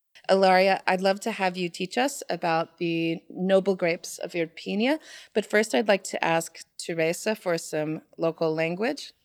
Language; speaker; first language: English; native; English